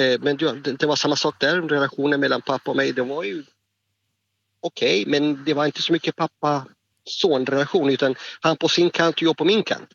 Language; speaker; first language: Swedish; non-native, fluent; Spanish